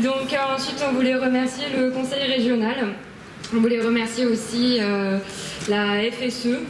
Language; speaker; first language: French; native; French